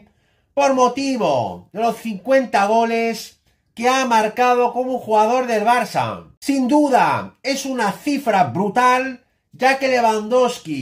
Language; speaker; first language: Spanish; native; Spanish